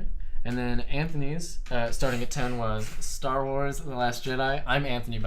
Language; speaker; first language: English; native; English